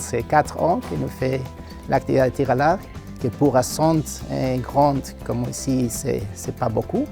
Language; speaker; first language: French; non-native, learner; Spanish